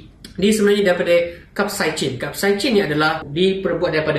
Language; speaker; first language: Malay; native; Malay